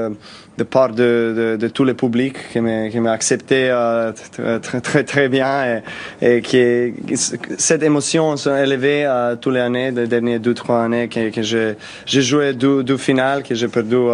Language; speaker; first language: French; non-native, learner; Serbian